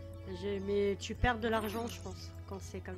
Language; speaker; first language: French; native; French